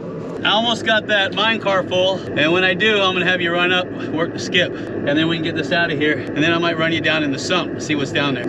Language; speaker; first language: English; native; English